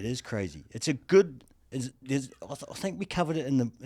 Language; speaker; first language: English; native; English